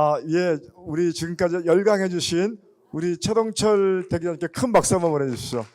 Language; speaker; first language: Korean; native; Korean